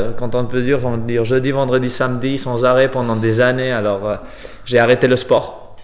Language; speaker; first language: French; non-native, fluent; Spanish